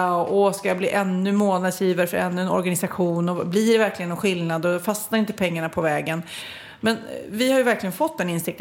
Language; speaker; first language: Swedish; native; Swedish